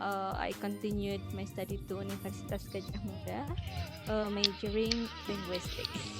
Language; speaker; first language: English; non-native, fluent; Indonesian